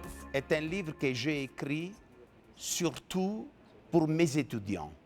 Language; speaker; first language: French; non-native, fluent; Italian